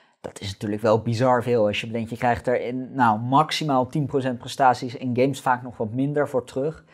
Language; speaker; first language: Dutch; native; Dutch